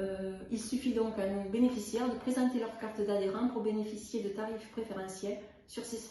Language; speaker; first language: French; native; French